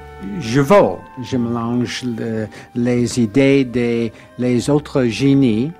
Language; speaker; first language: French; non-native, learner; English